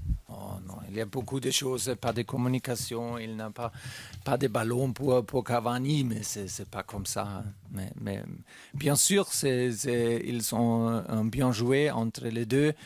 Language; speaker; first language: French; non-native, learner; German